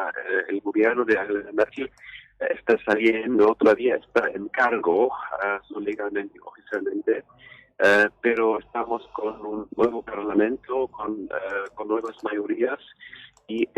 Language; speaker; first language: Spanish; non-native, fluent; German